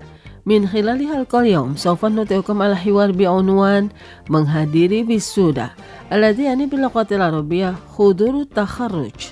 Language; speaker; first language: Arabic; non-native, fluent; Indonesian